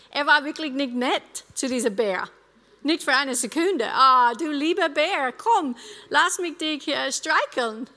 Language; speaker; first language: German; non-native, fluent; English